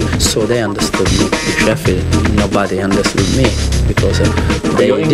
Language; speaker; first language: English; non-native, learner; Italian